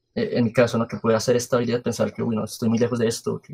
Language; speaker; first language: Spanish; native; Spanish